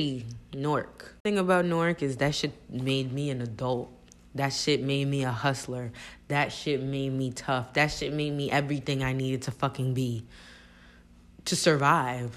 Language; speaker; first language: English; early bilingual, other home language; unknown